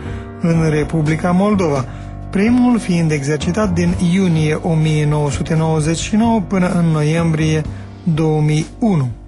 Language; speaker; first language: Romanian; native; Romanian